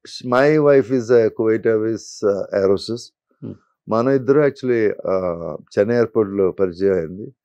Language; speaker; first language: Telugu; non-native, local second language; Malayalam